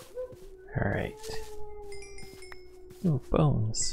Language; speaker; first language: English; native; English